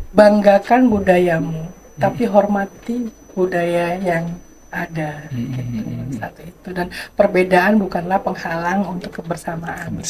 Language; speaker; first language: Indonesian; non-native, local second language; Banjar